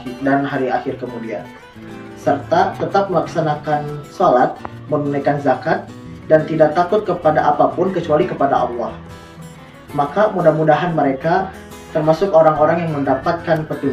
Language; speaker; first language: Indonesian; native; Indonesian